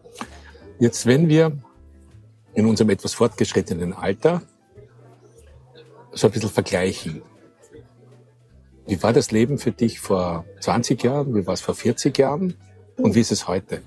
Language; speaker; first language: German; native; German